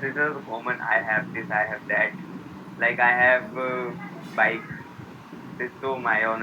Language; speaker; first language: English; non-native, learner; Hindi